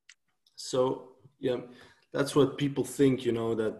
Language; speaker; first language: English; non-native, fluent; Swiss German